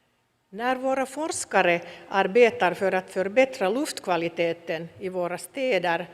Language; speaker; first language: Swedish; non-native, local second language; Finnish